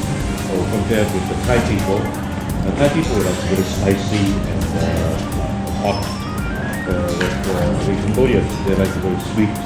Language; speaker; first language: English; non-native, fluent; Khmer